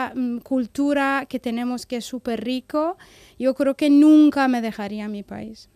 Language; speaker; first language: Spanish; non-native, fluent; Persian